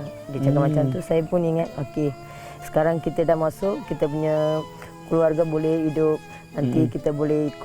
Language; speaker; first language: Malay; non-native, local second language; Tamil